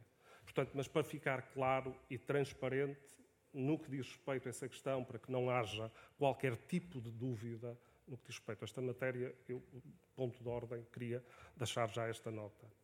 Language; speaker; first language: Portuguese; native; Portuguese